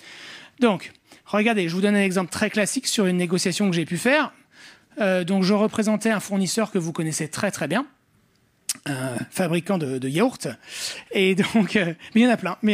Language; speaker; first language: French; native; French